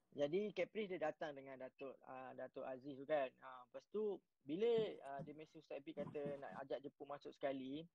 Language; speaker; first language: Malay; native; Malay